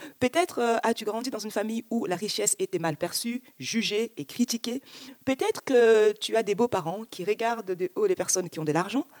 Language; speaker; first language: French; early bilingual, other home language; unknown